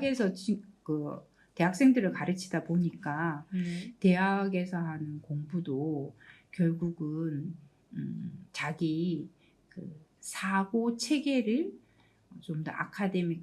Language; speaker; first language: Korean; native; Korean